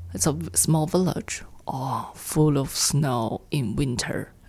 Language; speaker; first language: English; non-native, fluent; Chinese